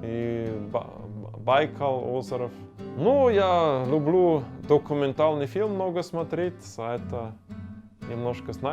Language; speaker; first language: Russian; non-native, learner; German